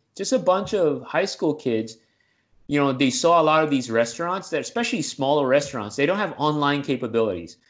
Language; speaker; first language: English; non-native, local second language; Filipino